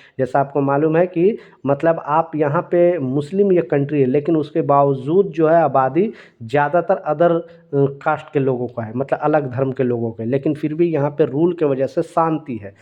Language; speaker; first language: Hindi; native; Hindi